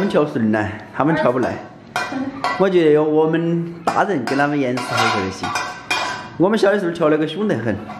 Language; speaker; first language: Chinese; native; Chinese